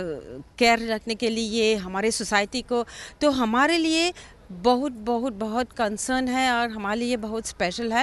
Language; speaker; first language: Hindi; non-native, fluent; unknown